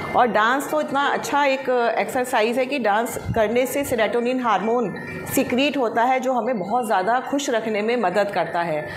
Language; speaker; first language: Hindi; native; Hindi